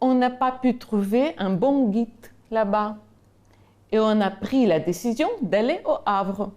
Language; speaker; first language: French; non-native, fluent; Ukrainian